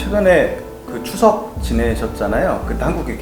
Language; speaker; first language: Korean; native; Korean